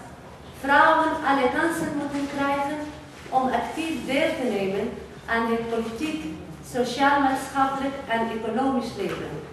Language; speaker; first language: Dutch; non-native, fluent; Arabic